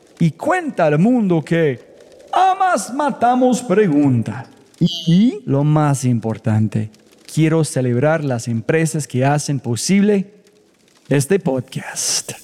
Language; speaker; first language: Spanish; non-native, fluent; English